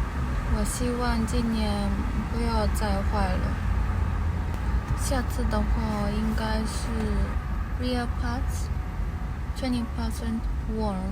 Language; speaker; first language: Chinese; non-native, fluent; Japanese